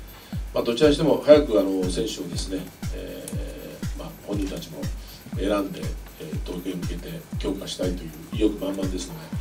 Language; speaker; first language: Japanese; native; Japanese